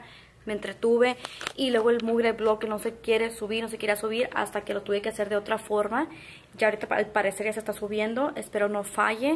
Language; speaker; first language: Spanish; early bilingual, heritage; Spanish